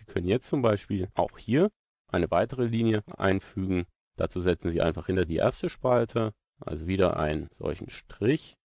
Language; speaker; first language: German; native; German